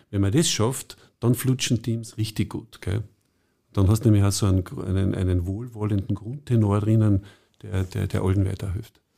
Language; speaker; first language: German; native; German